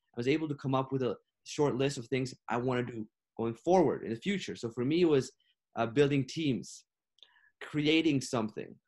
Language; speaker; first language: English; non-native, fluent; Russian